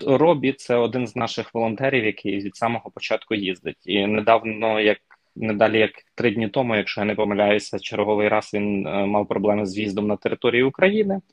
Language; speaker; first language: Ukrainian; native; Ukrainian